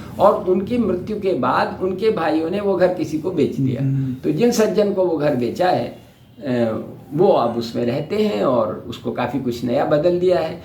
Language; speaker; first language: Hindi; native; Hindi